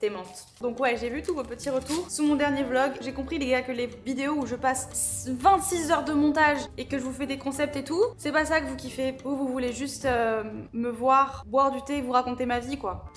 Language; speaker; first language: French; native; French